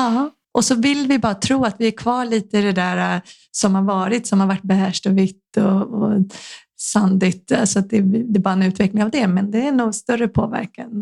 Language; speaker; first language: Swedish; native; Swedish